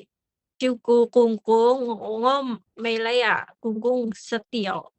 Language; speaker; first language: Cantonese; non-native, learner; Indonesian